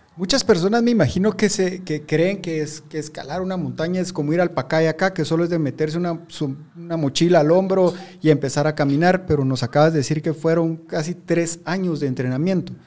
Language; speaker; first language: Spanish; native; Spanish